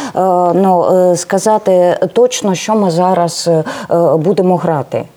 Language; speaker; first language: Ukrainian; non-native, local second language; Russian